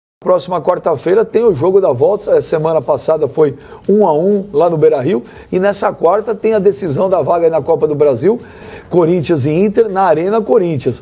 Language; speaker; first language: Portuguese; native; Portuguese